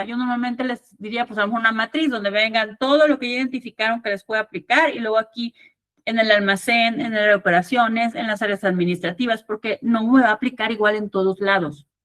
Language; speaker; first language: Spanish; native; Spanish